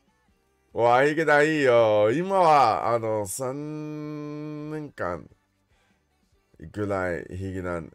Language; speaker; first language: Japanese; non-native, learner; English